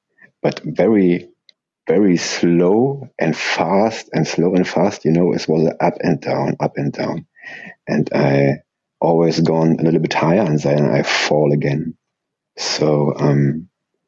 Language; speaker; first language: English; non-native, fluent; German